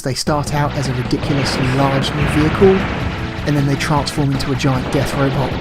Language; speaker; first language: English; native; English